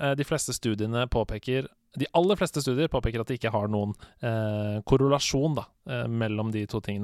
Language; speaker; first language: Norwegian; native; Norwegian